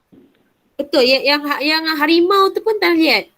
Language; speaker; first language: Malay; native; Malay